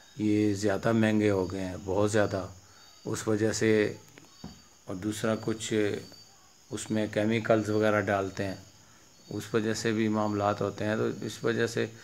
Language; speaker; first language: Urdu; native; Urdu